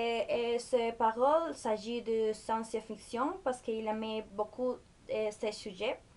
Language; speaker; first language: French; non-native, learner; Spanish